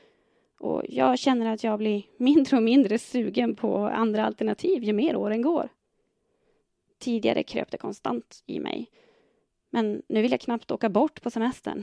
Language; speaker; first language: Swedish; native; Swedish